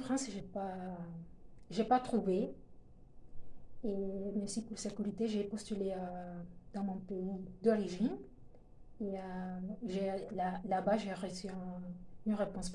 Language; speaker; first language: French; non-native, fluent; Spanish